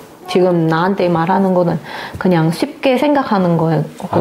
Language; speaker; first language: Korean; non-native, learner; Indonesian